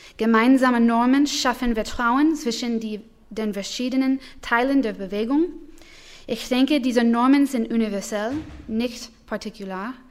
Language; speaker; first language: German; non-native, learner; English